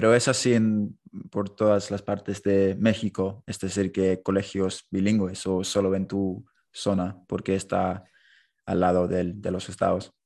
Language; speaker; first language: Spanish; non-native, fluent; English